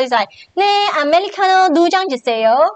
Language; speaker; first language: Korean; non-native, learner; English